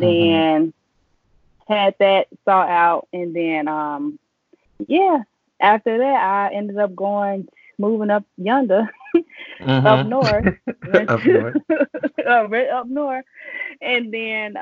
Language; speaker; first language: English; native; English